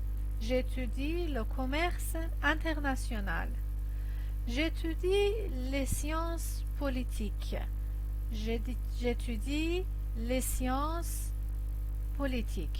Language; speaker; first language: French; non-native, fluent; Persian